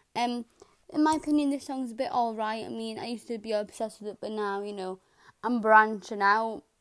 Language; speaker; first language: English; native; English